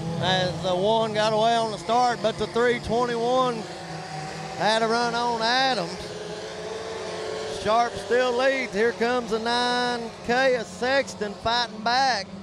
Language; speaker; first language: English; native; English